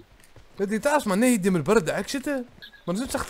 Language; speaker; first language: Arabic; native; Arabic